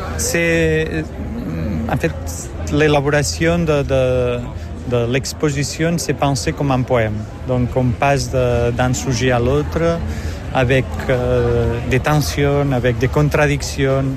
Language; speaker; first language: French; non-native, fluent; Spanish